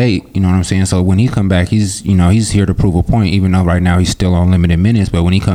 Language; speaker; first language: English; native; English